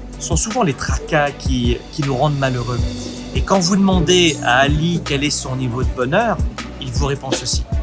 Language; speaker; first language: French; native; French